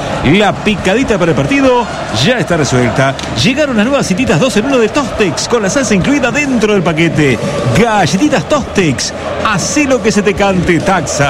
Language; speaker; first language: Spanish; native; Spanish